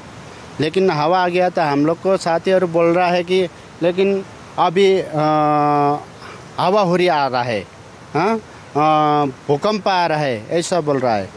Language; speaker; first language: Hindi; non-native, learner; Nepali